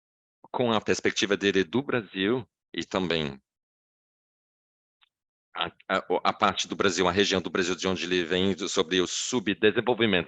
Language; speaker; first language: Portuguese; non-native, fluent; English